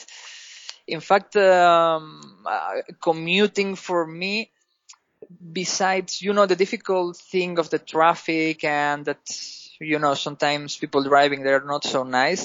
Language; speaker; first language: English; non-native, fluent; Spanish